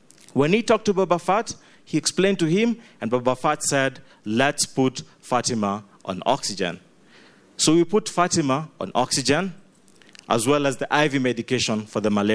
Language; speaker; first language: English; non-native, local second language; Ganda